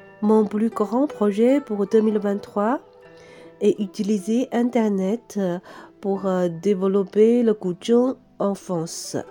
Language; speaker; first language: French; non-native, fluent; Chinese